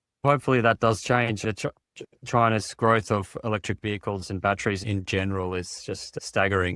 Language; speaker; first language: English; native; English